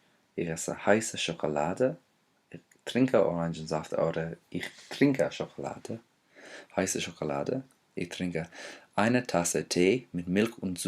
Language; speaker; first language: German; non-native, fluent; English